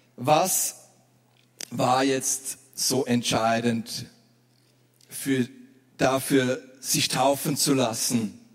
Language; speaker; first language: German; native; German